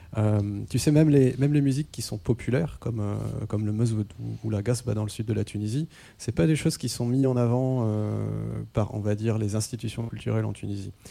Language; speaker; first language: French; non-native, local second language; Arabic